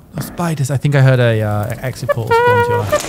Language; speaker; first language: English; native; English